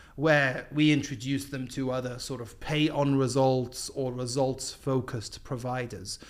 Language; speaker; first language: English; native; English